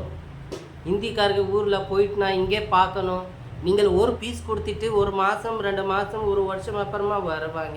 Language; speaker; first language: Tamil; non-native, local second language; Urdu